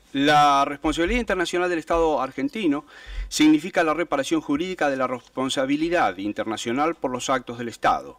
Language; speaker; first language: Spanish; native; Spanish